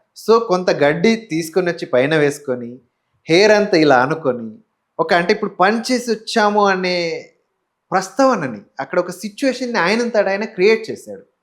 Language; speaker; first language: Telugu; native; Telugu